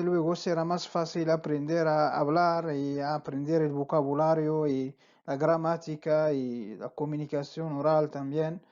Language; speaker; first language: Spanish; non-native, fluent; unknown